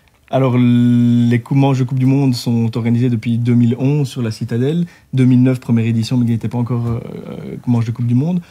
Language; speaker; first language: French; native; French